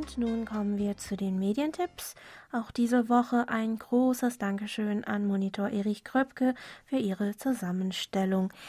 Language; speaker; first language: German; non-native, fluent; Korean